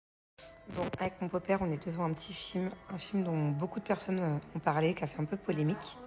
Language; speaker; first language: French; native; French